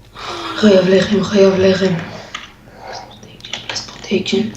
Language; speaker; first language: Hebrew; native; Hebrew